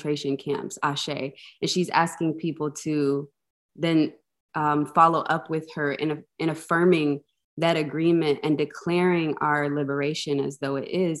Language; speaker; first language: English; native; English